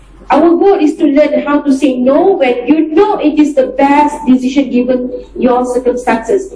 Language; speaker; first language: English; non-native, local second language; Malay